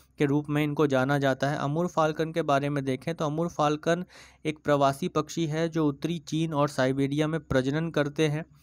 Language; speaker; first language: Hindi; native; Hindi